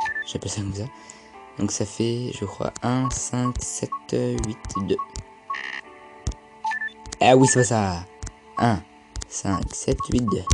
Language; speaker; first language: French; native; French